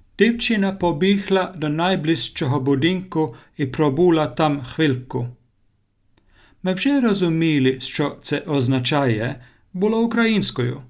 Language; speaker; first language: Ukrainian; non-native, learner; Finnish